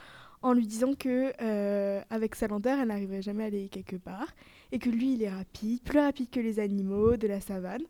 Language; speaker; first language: French; native; French